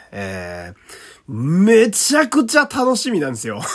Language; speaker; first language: Japanese; native; Japanese